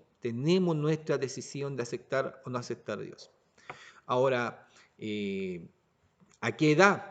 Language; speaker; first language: Spanish; native; Spanish